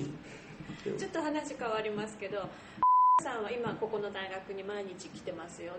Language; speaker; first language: Japanese; native; Japanese